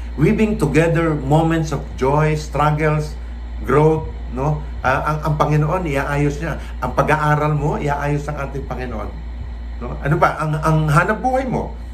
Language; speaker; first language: Filipino; non-native, local second language; Cebuano